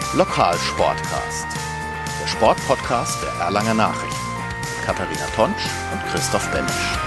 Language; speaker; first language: German; non-native, fluent; Latvian